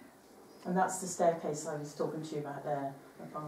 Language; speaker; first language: English; native; English